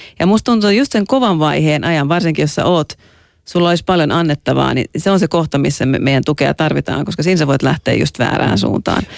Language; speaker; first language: Finnish; native; Finnish